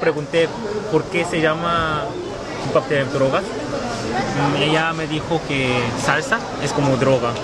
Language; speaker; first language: Spanish; non-native, fluent; Korean